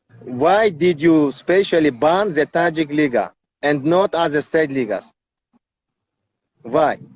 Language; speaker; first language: English; non-native, learner; Tajik